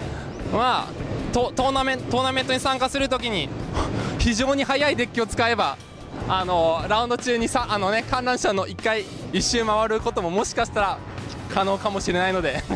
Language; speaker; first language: Japanese; early bilingual, heritage; Japanese